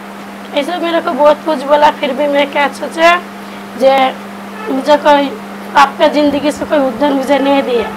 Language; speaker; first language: Hindi; non-native, local second language; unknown